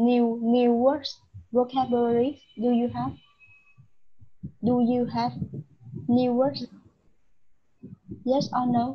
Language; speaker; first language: English; non-native, learner; Vietnamese